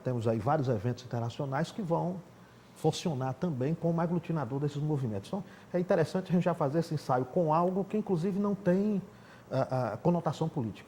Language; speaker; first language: Portuguese; native; Portuguese